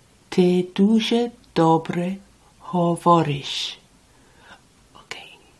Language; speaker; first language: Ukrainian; non-native, learner; English